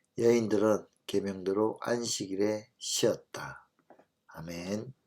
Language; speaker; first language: Korean; native; Korean